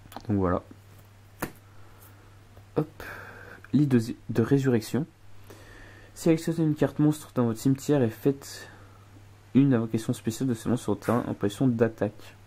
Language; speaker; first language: French; native; French